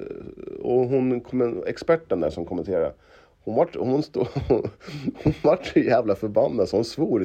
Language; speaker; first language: Swedish; native; Swedish